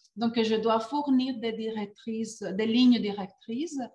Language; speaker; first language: French; non-native, fluent; Spanish